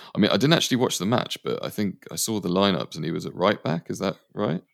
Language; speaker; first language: English; native; English